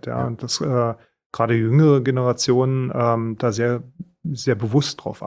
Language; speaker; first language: German; native; German